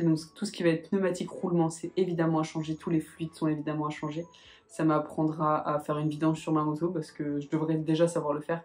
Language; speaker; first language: French; native; French